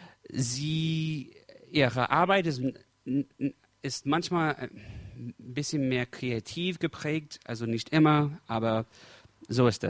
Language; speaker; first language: German; non-native, fluent; English